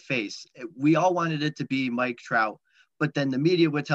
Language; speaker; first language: English; native; English